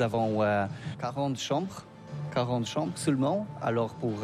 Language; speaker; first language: French; non-native, learner; Polish